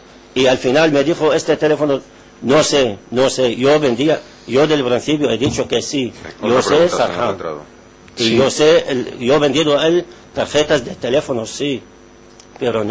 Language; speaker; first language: Spanish; non-native, learner; Arabic